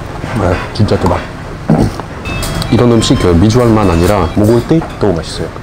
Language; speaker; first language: Korean; non-native, learner; French